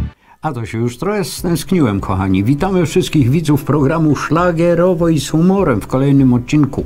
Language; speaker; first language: Polish; native; Polish